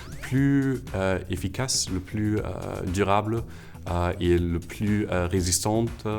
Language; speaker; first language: French; non-native, fluent; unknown